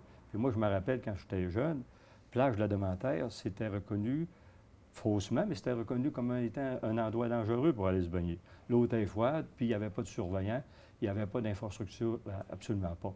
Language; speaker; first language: French; native; French